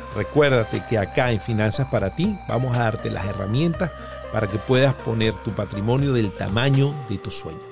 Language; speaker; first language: Spanish; native; Spanish